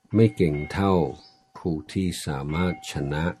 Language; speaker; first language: Thai; non-native, fluent; English